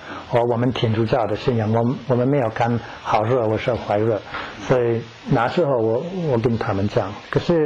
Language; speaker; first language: Chinese; non-native, learner; English